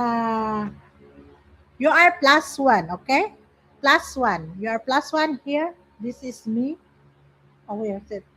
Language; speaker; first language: English; non-native, local second language; Filipino